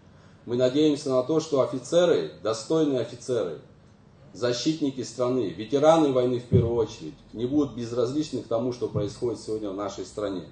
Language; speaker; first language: Russian; native; Russian